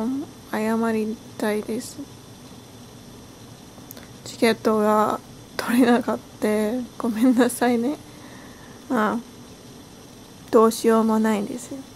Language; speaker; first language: Japanese; non-native, learner; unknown